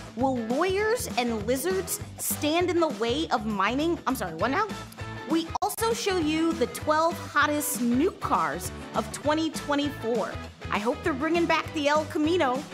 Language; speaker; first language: English; native; English